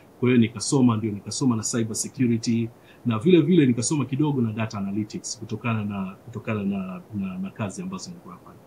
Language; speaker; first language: Swahili; native; Swahili